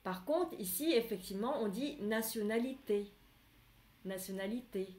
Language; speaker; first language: French; non-native, fluent; Vietnamese